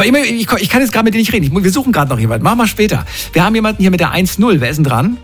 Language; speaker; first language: German; native; German